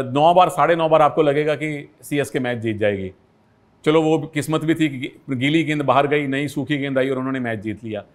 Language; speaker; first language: Hindi; native; Hindi